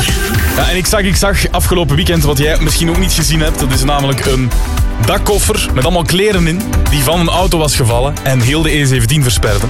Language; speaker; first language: Dutch; native; Dutch